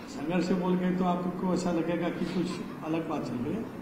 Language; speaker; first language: Hindi; non-native, local second language; Marathi